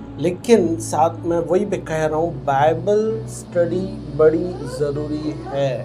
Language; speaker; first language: Hindi; native; Hindi